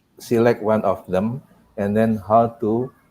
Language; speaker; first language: English; non-native, learner; Indonesian